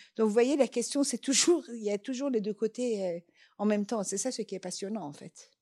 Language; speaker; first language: French; non-native, fluent; Persian